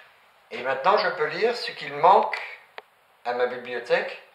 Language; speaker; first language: French; native; French